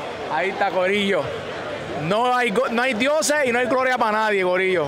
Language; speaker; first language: Spanish; native; Spanish